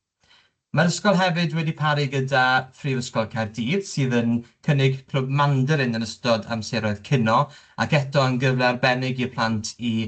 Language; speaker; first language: Welsh; native; Welsh